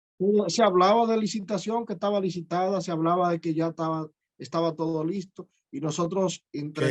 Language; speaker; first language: Spanish; native; Spanish